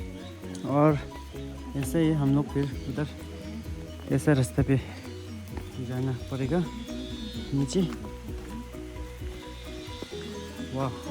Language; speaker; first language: Hindi; non-native, local second language; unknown